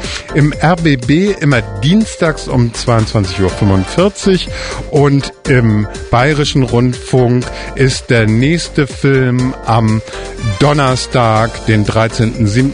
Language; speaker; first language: German; native; German